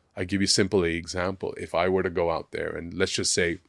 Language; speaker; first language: English; non-native, local second language; Sindhi